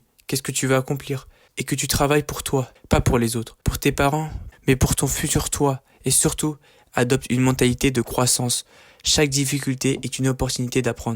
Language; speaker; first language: French; native; French